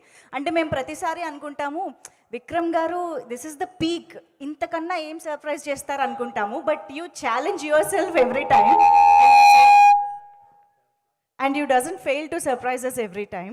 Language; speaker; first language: Telugu; native; Telugu